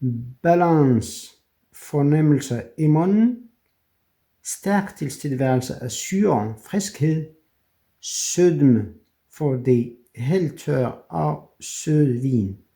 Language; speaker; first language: Danish; non-native, fluent; French